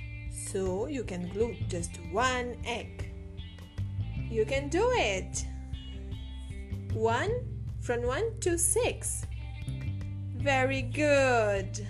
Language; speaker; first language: English; non-native, fluent; Portuguese